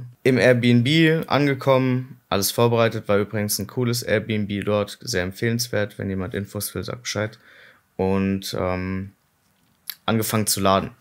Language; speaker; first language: German; native; German